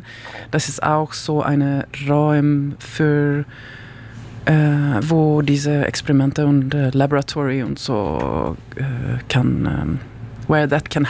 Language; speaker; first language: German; non-native, learner; Swedish